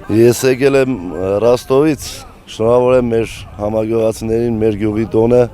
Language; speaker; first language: Armenian; native; Armenian